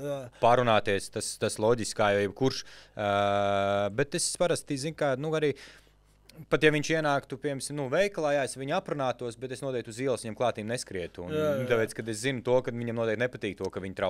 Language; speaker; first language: Latvian; native; Latvian